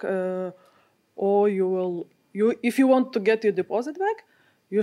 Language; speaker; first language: English; non-native, learner; Ukrainian